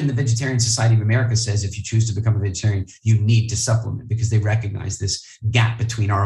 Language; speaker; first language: English; native; English